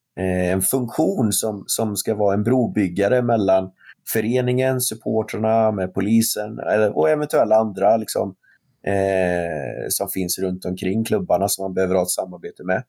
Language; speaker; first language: Swedish; native; Swedish